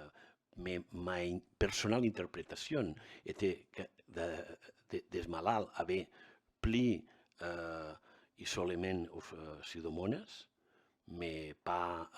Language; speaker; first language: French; non-native, learner; Catalan